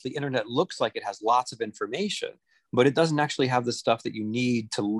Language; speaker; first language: English; native; English